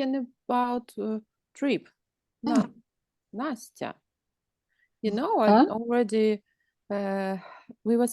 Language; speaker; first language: English; non-native, learner; Russian